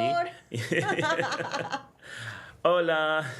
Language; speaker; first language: Spanish; non-native, learner; English